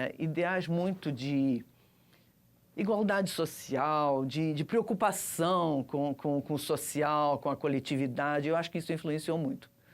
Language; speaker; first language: Portuguese; early bilingual, other home language; Russian